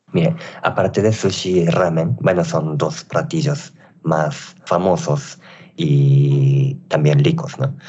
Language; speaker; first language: Spanish; non-native, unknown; Japanese